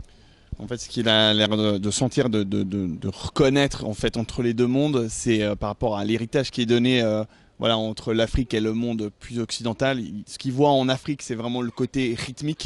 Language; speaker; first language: French; native; French